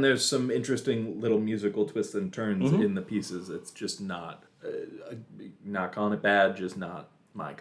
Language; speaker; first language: English; native; English